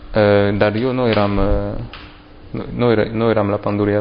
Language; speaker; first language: Romanian; non-native, learner; French